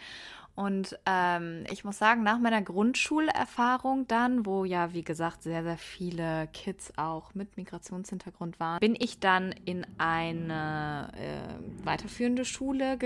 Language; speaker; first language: German; early bilingual, other home language; Persian